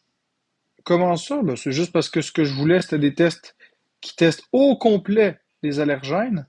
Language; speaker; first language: French; native; French